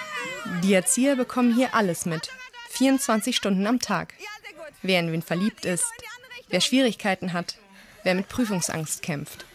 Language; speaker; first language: German; native; German